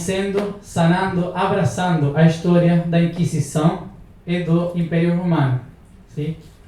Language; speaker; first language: Portuguese; non-native, learner; Spanish